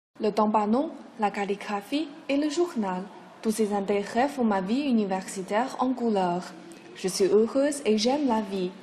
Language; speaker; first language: French; non-native, fluent; Chinese